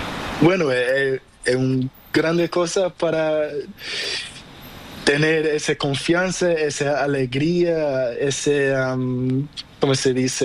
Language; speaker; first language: Spanish; non-native, learner; Portuguese